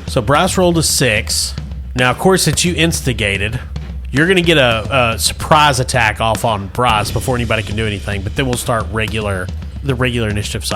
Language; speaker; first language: English; native; English